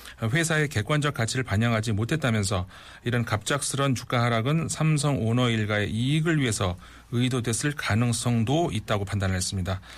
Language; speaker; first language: Korean; native; Korean